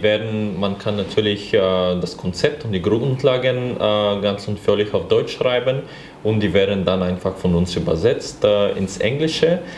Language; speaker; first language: German; non-native, fluent; Bulgarian